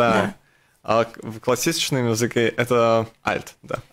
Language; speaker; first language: Russian; non-native, local second language; Latvian